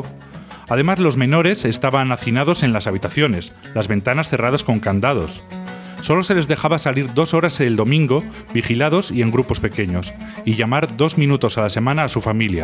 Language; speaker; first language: Spanish; native; Spanish